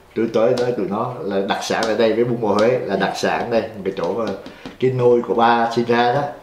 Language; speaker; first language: Vietnamese; native; Vietnamese